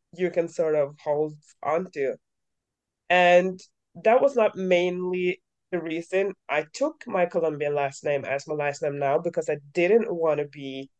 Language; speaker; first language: English; early bilingual, other home language; Norwegian